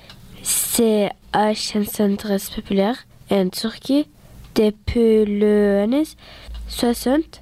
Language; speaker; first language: French; non-native, learner; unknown